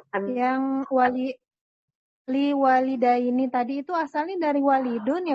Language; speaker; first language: Indonesian; native; Indonesian